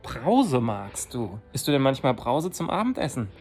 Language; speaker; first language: German; native; German